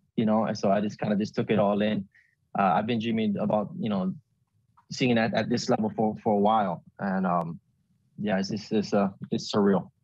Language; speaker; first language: English; native; English